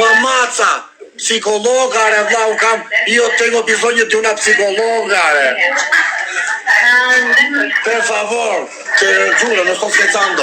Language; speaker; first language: Italian; non-native, learner; Albanian